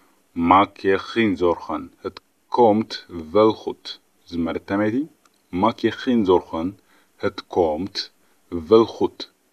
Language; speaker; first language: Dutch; non-native, fluent; Tigrinya